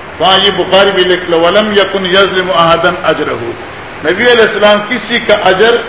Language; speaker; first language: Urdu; non-native, local second language; Northern Hindko